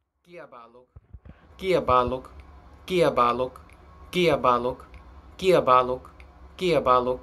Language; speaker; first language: Hungarian; non-native, learner; English